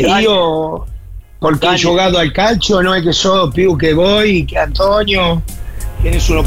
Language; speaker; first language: Italian; non-native, fluent; Spanish